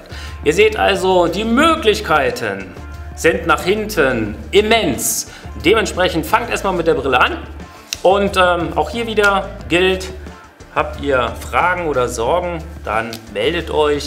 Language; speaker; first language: German; native; German